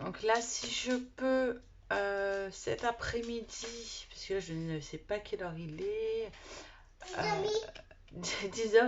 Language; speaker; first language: French; native; French